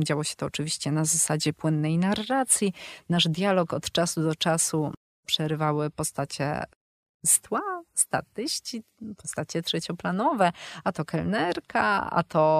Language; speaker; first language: Polish; native; Polish